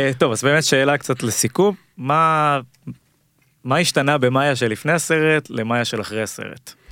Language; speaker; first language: Hebrew; native; Hebrew